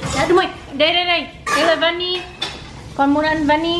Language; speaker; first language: Vietnamese; early bilingual, heritage; English